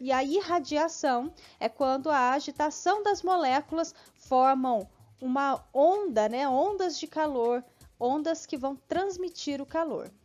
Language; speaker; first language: Portuguese; native; Portuguese